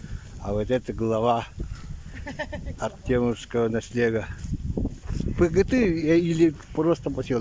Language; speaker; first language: Russian; non-native, local second language; Yakut